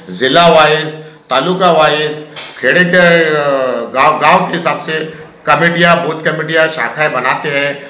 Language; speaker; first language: Hindi; native; Hindi